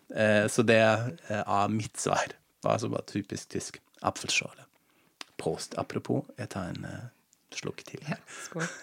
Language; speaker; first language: Norwegian; non-native, fluent; German